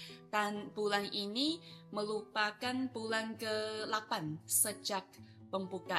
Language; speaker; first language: Indonesian; non-native, fluent; Chinese